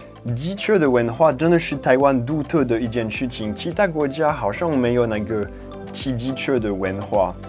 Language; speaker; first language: Chinese; non-native, fluent; French